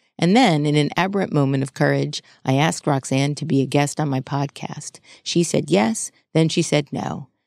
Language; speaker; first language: English; native; English